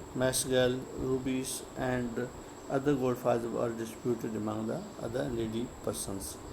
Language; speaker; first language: English; non-native, local second language; Urdu